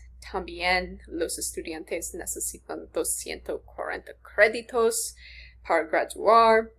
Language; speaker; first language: Spanish; non-native, learner; English